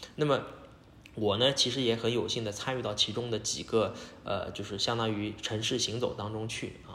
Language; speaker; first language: Chinese; native; Chinese